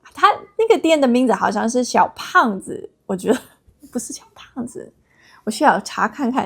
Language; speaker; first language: Chinese; non-native, fluent; English